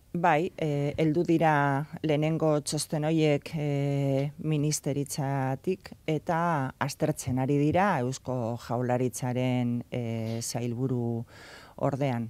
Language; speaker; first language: Basque; non-native, local second language; Spanish